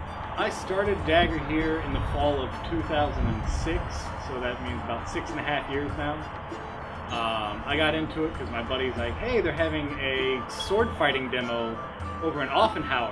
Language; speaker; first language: English; native; English